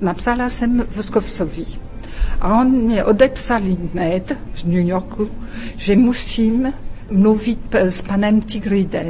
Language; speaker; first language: Czech; non-native, fluent; French